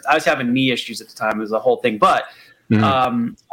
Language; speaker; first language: English; native; English